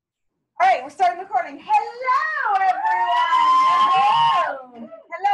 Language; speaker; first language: English; native; English